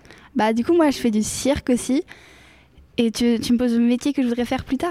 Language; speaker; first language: French; native; French